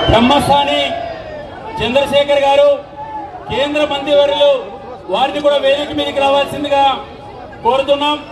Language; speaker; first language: Telugu; native; Telugu